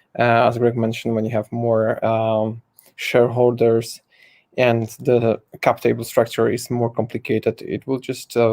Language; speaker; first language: English; non-native, fluent; Polish